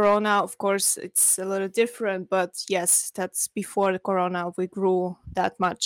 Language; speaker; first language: English; non-native, fluent; Russian